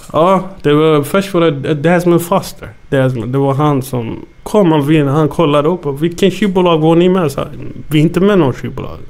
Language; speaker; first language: Swedish; early bilingual, other home language; Amharic